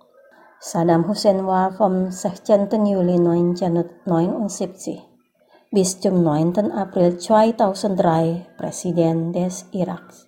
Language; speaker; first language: German; non-native, fluent; Indonesian